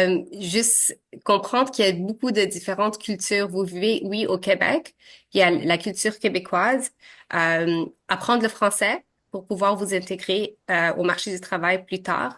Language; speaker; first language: French; early bilingual, other home language; Arabic